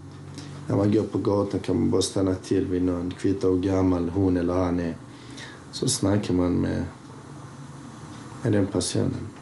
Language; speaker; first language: Swedish; early bilingual, other home language; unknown